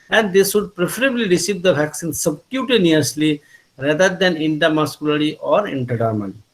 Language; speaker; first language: English; non-native, local second language; Bangla